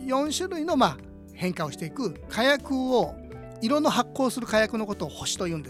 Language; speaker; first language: Japanese; native; Japanese